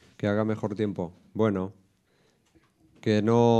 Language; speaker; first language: Spanish; native; Spanish